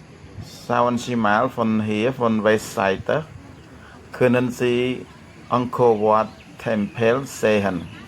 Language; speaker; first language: German; non-native, learner; Khmer